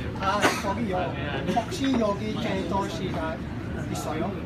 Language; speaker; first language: Korean; non-native, learner; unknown